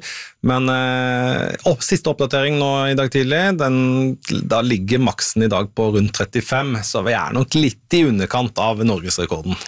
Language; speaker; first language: Norwegian; native; Norwegian